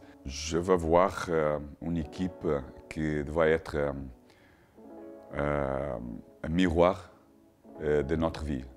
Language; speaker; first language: French; non-native, learner; Portuguese